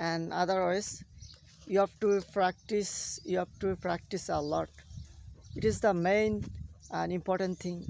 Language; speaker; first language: English; non-native, learner; Bangla